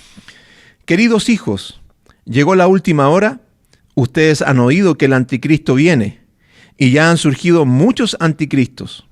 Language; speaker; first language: Spanish; native; Spanish